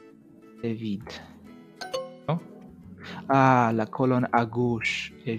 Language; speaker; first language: French; non-native, learner; Mongolian